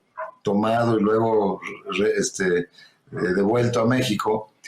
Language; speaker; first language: Spanish; native; Spanish